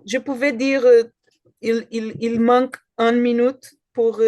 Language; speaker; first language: French; non-native, learner; Portuguese